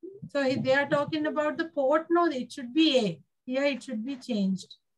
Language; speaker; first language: English; non-native, local second language; Sinhala